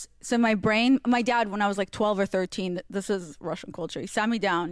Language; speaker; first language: English; non-native, fluent; Hebrew